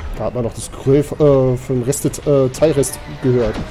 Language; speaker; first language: German; native; German